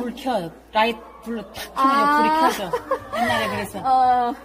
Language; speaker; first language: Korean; non-native, learner; Filipino